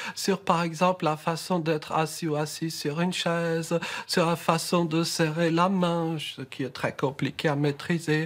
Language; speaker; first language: French; native; French